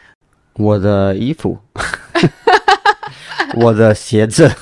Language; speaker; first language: Chinese; non-native, learner; English